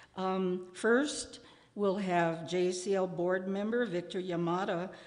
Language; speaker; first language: English; native; English